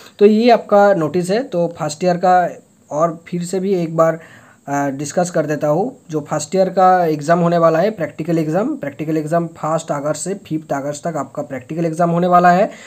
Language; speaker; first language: Hindi; non-native, local second language; Bangla